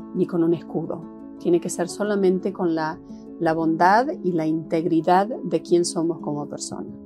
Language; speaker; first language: Spanish; native; Spanish